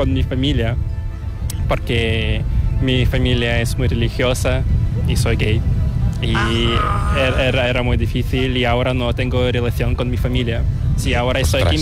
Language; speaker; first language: Spanish; non-native, fluent; Russian